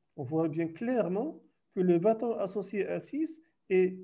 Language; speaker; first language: French; non-native, local second language; Arabic